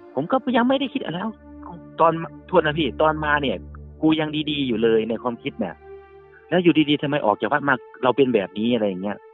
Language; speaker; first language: Thai; native; Thai